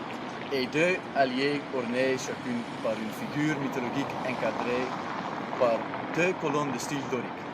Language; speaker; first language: French; non-native, learner; Dutch